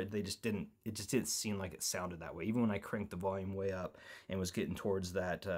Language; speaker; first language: English; native; English